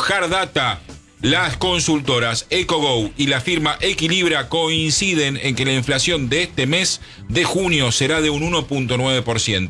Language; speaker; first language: Spanish; native; Spanish